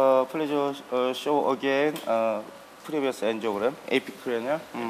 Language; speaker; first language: English; non-native, learner; Korean